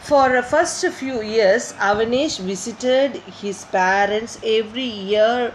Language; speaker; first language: English; non-native, local second language; Tamil